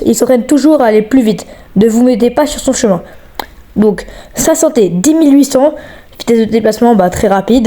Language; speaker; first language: French; native; French